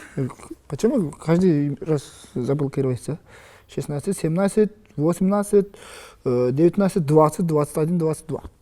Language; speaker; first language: Russian; non-native, local second language; Kyrgyz